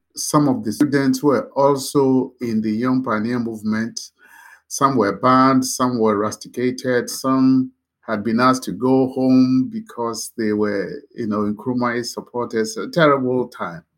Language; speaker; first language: English; non-native, local second language; Akan